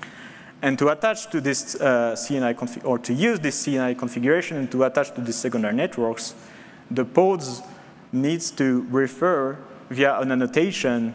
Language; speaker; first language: English; non-native, fluent; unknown